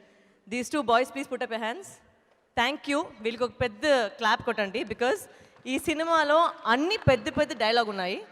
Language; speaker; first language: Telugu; non-native, local second language; Tamil